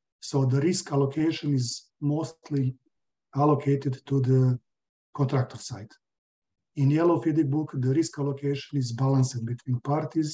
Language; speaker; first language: English; non-native, fluent; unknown